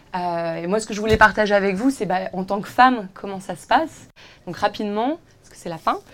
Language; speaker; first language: French; native; French